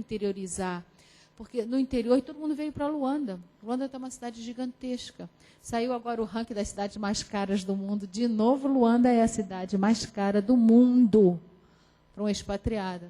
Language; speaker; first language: Portuguese; native; Portuguese